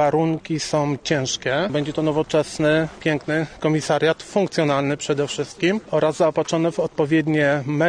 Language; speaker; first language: Polish; native; Polish